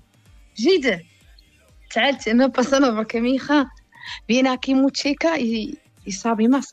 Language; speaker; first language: Spanish; non-native, learner; Arabic